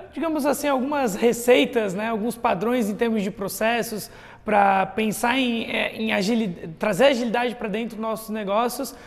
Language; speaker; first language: Portuguese; native; Portuguese